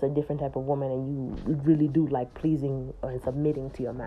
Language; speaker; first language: English; native; English